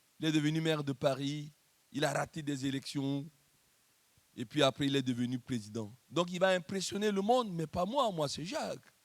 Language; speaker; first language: French; non-native, local second language; Lingala